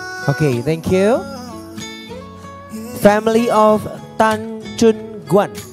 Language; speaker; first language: English; non-native, fluent; Indonesian